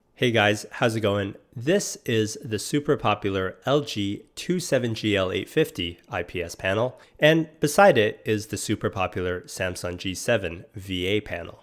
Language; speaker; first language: English; native; English